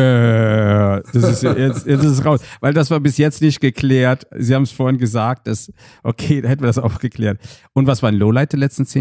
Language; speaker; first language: German; native; German